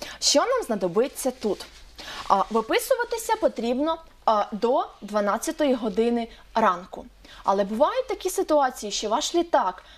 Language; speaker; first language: Ukrainian; native; Ukrainian